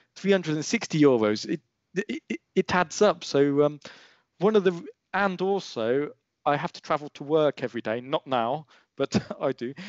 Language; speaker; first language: English; native; English